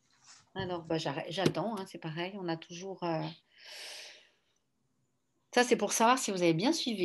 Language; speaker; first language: French; native; French